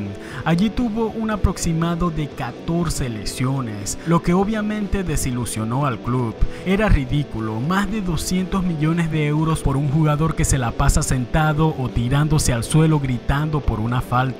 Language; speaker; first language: Spanish; native; Spanish